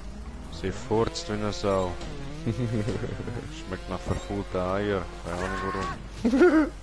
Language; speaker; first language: German; native; German